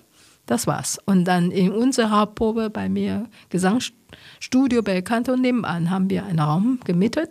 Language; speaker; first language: German; non-native, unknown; Chinese